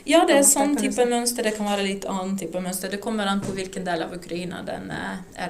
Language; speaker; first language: Norwegian; non-native, fluent; Ukrainian